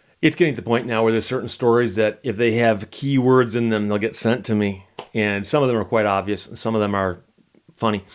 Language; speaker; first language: English; native; English